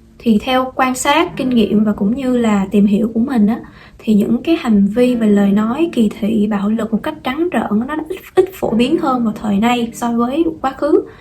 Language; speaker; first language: Vietnamese; native; Vietnamese